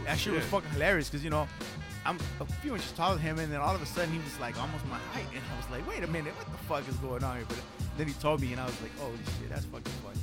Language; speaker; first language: English; early bilingual, other home language; Spanish